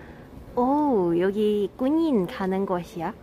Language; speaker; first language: Korean; non-native, learner; Cantonese